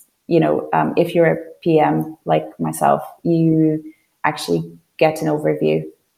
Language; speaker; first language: English; non-native, fluent; Polish